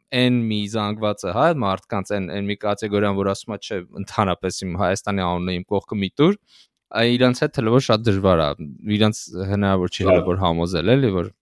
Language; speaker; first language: Armenian; native; Armenian